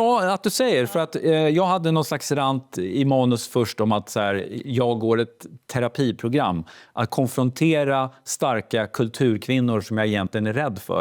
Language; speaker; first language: Swedish; native; Swedish